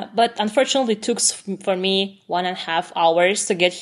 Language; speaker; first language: English; non-native, fluent; Turkmen